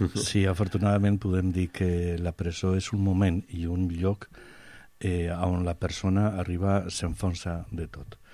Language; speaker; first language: Catalan; non-native, local second language; Spanish